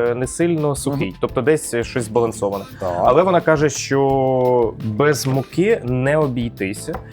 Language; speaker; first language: Ukrainian; native; Ukrainian